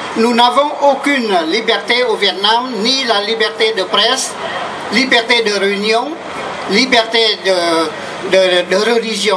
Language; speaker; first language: French; non-native, fluent; Vietnamese